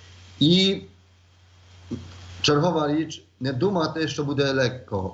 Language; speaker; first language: Polish; non-native, learner; Ukrainian